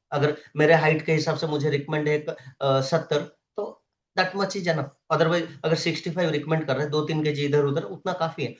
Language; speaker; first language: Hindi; non-native, local second language; Odia